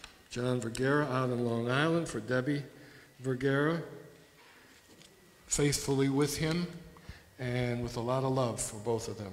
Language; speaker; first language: English; native; English